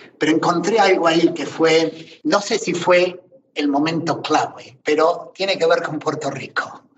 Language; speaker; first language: Spanish; native; Spanish